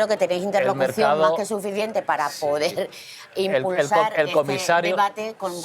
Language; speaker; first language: Spanish; native; Spanish